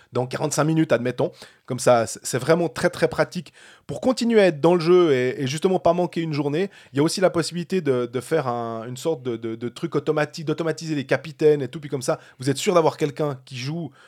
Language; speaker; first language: French; native; French